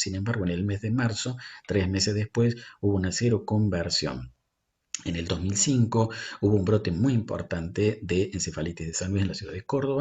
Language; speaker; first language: Spanish; native; Spanish